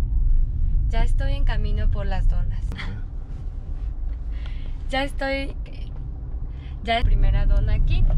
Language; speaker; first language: Spanish; non-native, fluent; Korean